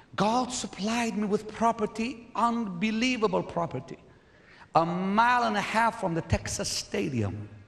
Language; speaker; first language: English; non-native, fluent; Arabic